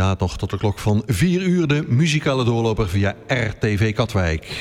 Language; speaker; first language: Dutch; native; Dutch